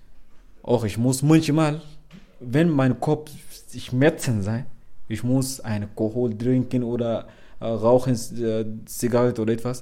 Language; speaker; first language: German; non-native, learner; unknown